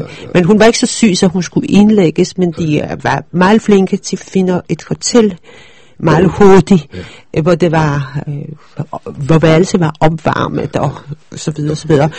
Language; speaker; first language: Danish; early bilingual, other home language; Polish